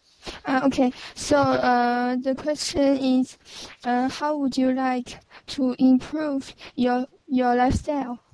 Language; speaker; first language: English; non-native, learner; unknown